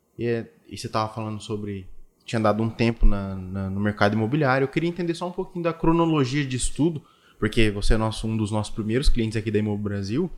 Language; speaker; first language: Portuguese; native; Portuguese